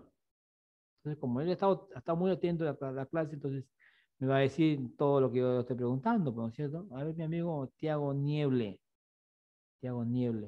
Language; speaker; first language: Spanish; native; Spanish